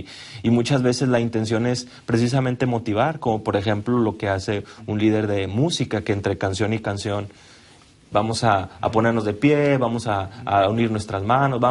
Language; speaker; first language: Spanish; native; Spanish